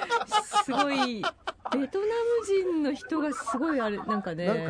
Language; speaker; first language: Japanese; native; Japanese